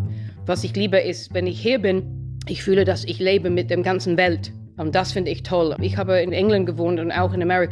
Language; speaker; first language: German; non-native, fluent; English